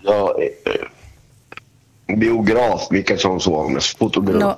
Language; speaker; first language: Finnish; early bilingual, heritage; Finnish